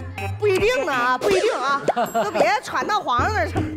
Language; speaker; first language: Chinese; native; Chinese